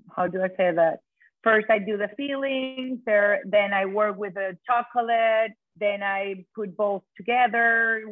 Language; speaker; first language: English; non-native, fluent; Spanish